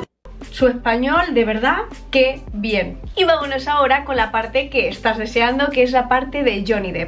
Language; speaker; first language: Spanish; native; Spanish